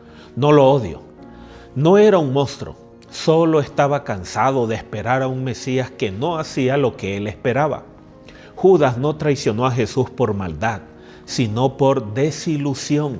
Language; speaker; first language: Spanish; native; Spanish